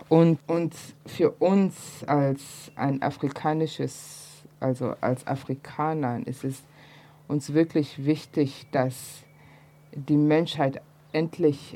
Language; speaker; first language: German; early bilingual, other home language; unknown